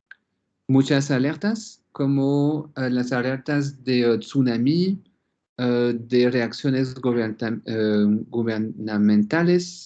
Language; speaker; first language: Spanish; non-native, fluent; French